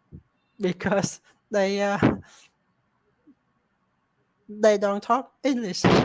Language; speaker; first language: English; non-native, learner; Vietnamese